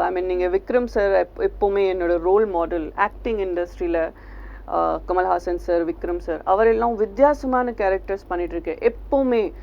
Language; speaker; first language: Tamil; non-native, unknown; Gujarati